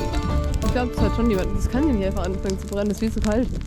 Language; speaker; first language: German; native; German